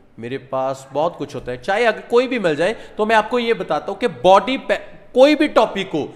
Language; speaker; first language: Hindi; non-native, local second language; Punjabi